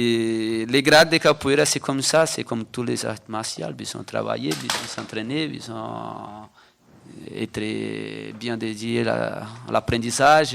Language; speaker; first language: French; non-native, fluent; Portuguese